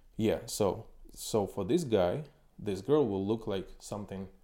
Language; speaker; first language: English; non-native, fluent; Ukrainian